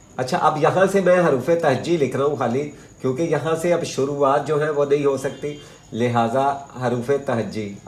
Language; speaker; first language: Urdu; native; Urdu